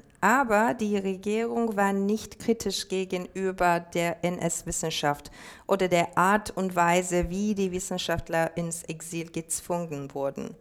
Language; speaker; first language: German; non-native, fluent; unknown